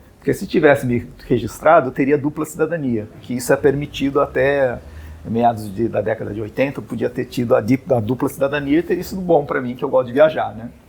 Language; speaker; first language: Portuguese; native; Portuguese